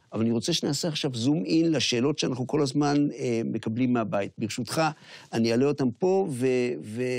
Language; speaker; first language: Hebrew; native; Hebrew